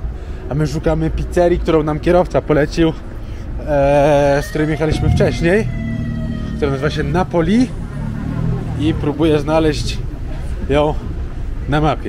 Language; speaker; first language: Polish; native; Polish